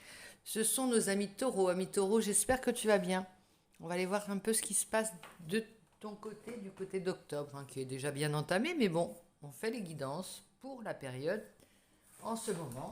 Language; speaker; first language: French; native; French